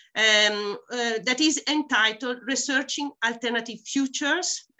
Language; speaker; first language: English; non-native, fluent; Italian